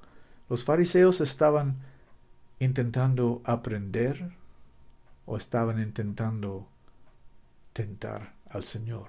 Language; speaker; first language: Spanish; non-native, learner; English